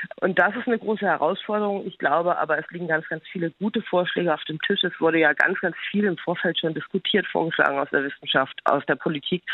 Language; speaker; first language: German; native; German